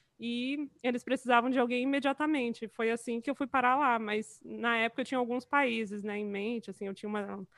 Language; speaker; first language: Portuguese; native; Portuguese